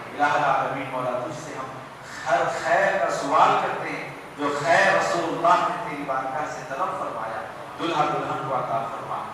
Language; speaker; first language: Urdu; native; Urdu